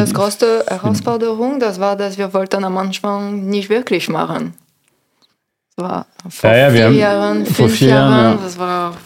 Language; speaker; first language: German; non-native, learner; French